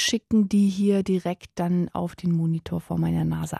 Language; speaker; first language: German; native; German